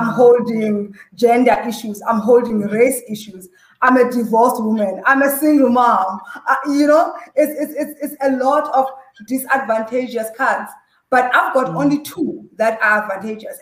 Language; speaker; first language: English; non-native, local second language; Xhosa